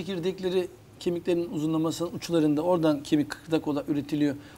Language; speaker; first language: Turkish; native; Turkish